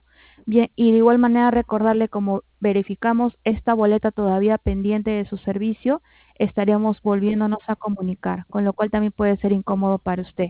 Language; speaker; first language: Spanish; native; Spanish